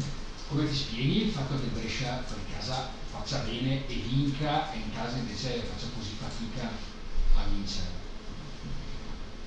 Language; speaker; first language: Italian; native; Italian